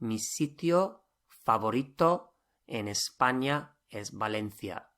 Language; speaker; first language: Spanish; non-native, fluent; English